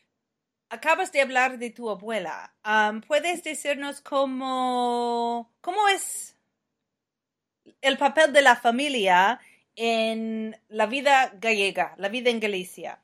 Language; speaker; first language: Spanish; non-native, fluent; English